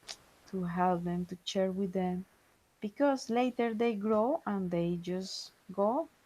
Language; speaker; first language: English; non-native, fluent; Spanish